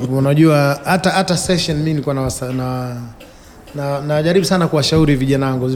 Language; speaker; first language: Swahili; native; Swahili